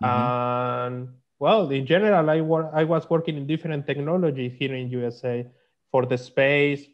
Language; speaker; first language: English; non-native, learner; Spanish